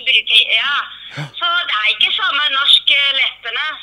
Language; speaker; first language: Norwegian; non-native, learner; Chinese